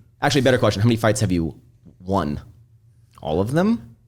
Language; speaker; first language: English; native; English